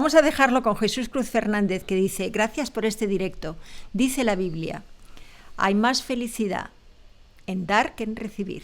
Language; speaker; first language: Spanish; native; Spanish